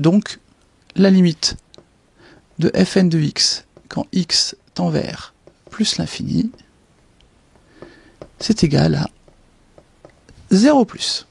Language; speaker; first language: French; native; French